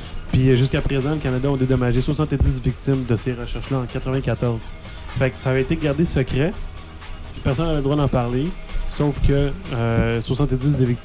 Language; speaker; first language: French; native; French